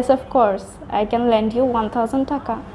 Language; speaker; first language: English; non-native, local second language; Bangla